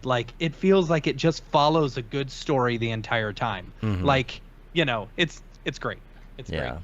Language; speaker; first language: English; native; English